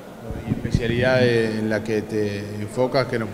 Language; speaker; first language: Spanish; native; Spanish